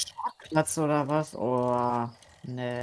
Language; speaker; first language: German; native; German